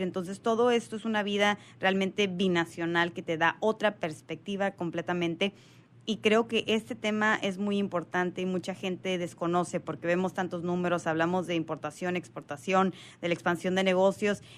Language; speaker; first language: Spanish; native; Spanish